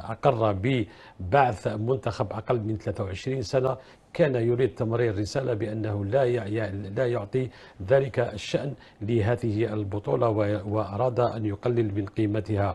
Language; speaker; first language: Arabic; native; Arabic